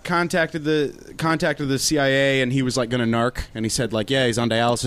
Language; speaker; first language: English; native; English